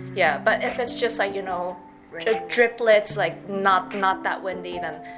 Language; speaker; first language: English; native; English